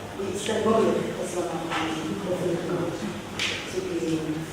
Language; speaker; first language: German; non-native, learner; Somali